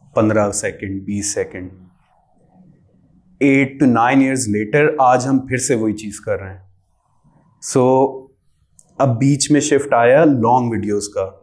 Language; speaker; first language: Urdu; native; Urdu